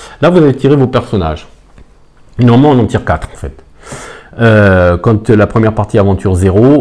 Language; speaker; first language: French; native; French